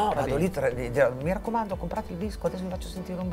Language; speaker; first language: Italian; native; Italian